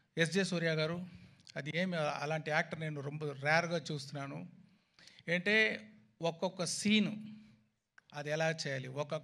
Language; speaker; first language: Telugu; non-native, learner; Tamil